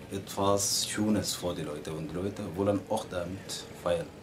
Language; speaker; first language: German; non-native, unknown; Arabic